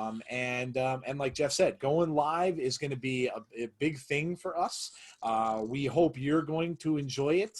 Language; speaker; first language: English; native; English